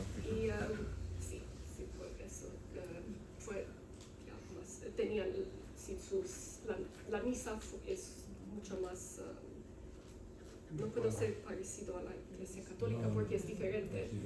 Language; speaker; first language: Spanish; non-native, learner; Romanian